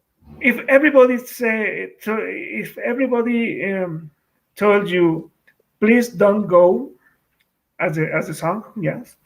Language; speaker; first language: English; non-native, fluent; Spanish